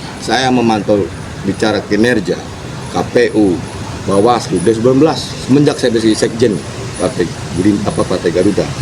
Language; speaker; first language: Indonesian; native; Indonesian